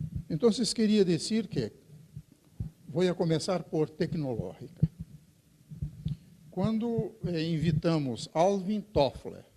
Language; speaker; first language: Spanish; non-native, fluent; Portuguese